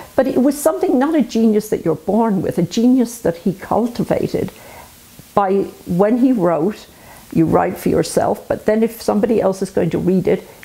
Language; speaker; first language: English; native; English